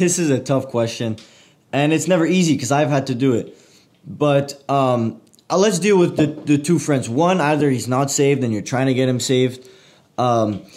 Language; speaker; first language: English; native; English